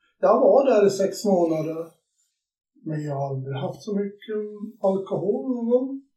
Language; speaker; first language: Swedish; native; Swedish